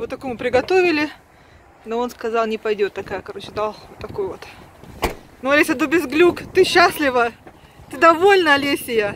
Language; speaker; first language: Russian; native; Russian